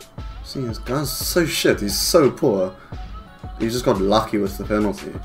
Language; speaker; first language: English; native; English